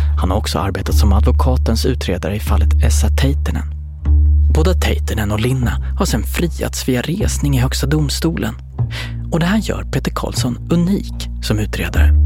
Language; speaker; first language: Swedish; native; Swedish